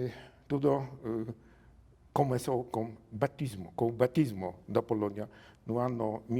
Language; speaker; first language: Portuguese; non-native, learner; Polish